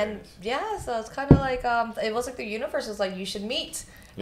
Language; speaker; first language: English; non-native, local second language; Cantonese